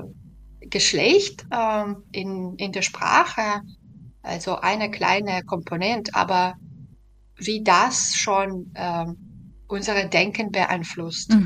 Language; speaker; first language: German; non-native, fluent; Belarusian